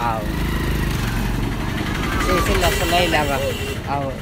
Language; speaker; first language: French; non-native, learner; Hindi